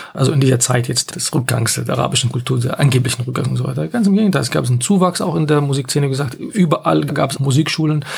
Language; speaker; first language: German; non-native, fluent; Arabic